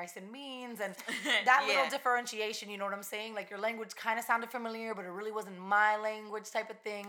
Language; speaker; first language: English; early bilingual, other home language; Spanish